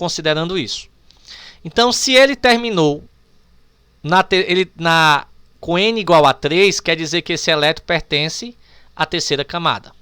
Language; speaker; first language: Portuguese; native; Portuguese